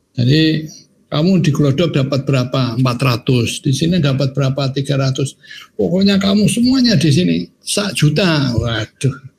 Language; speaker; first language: Indonesian; non-native, local second language; Javanese